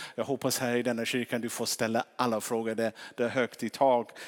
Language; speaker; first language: Swedish; non-native, fluent; English